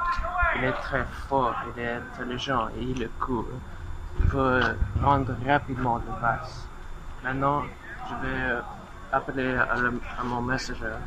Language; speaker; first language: French; non-native, learner; English